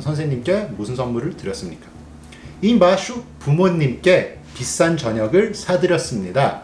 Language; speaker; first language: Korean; early bilingual, heritage; Portuguese